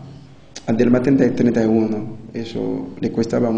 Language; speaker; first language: Spanish; non-native, fluent; Haitian Creole